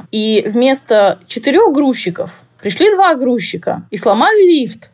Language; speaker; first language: Russian; early bilingual, heritage; Russian